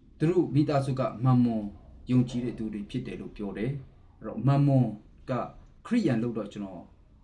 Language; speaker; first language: Burmese; non-native, local second language; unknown